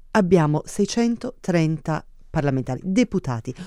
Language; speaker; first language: Italian; early bilingual, heritage; Italian